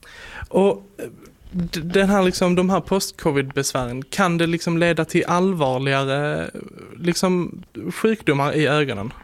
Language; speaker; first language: Swedish; native; Swedish